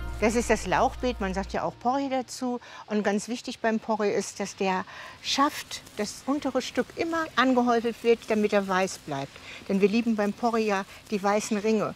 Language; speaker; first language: German; native; German